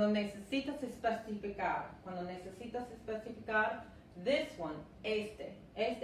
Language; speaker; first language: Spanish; non-native, fluent; English